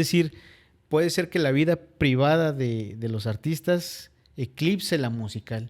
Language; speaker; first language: Spanish; native; Spanish